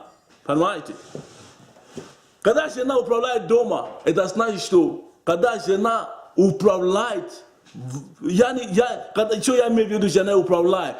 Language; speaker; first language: Russian; non-native, learner; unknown